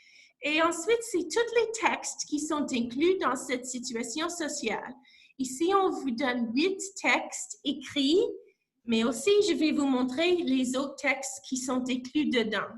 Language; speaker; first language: French; non-native, local second language; English